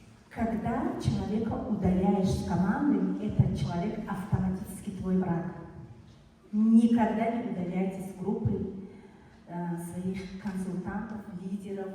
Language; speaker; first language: Russian; non-native, fluent; Tajik